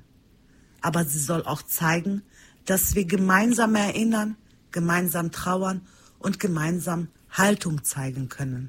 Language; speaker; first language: German; early bilingual, other home language; Turkish